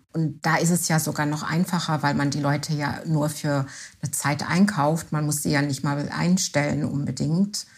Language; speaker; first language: German; non-native, fluent; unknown